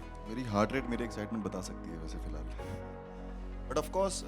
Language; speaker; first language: Hindi; native; Hindi